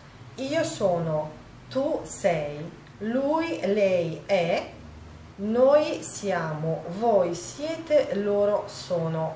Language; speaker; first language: Italian; non-native, fluent; Polish